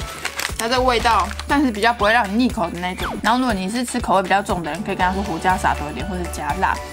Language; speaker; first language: Chinese; native; Chinese